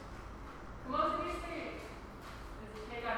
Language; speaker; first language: Spanish; non-native, learner; English